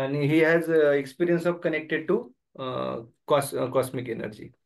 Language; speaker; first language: English; non-native, local second language; Marathi